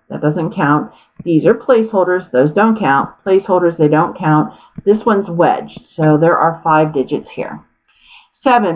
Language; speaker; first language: English; native; English